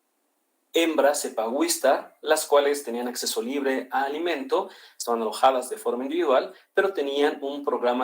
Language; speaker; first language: Spanish; native; Spanish